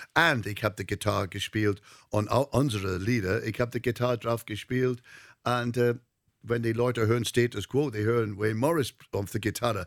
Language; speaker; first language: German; non-native, learner; English